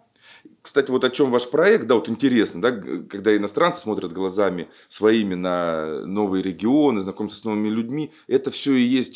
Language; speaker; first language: Russian; native; Russian